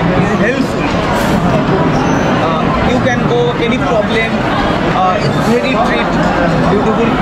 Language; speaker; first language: English; non-native, learner; Bangla